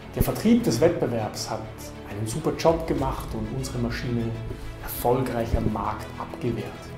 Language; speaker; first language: German; native; German